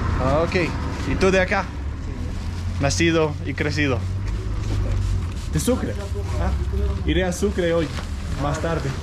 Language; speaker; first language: Spanish; non-native, learner; Danish